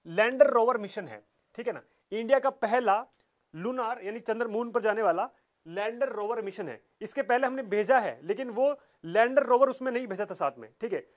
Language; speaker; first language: Hindi; native; Hindi